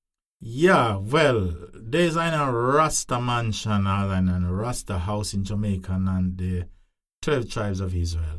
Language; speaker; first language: German; non-native, fluent; English